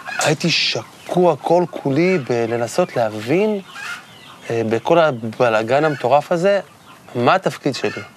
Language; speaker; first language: Hebrew; native; Hebrew